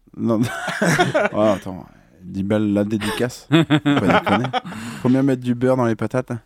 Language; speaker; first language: French; native; French